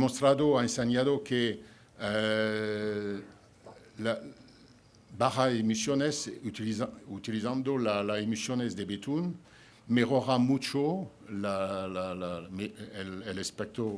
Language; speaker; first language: Spanish; non-native, fluent; French